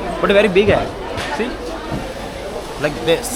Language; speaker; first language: English; non-native, learner; Hindi